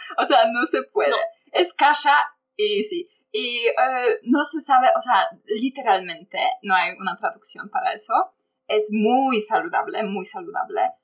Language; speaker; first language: Spanish; non-native, fluent; Polish